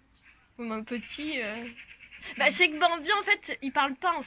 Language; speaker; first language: French; native; French